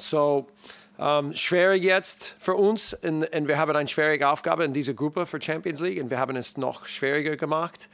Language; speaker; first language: German; non-native, learner; English